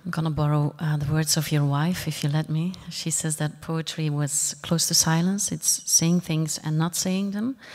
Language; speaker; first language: English; non-native, fluent; Dutch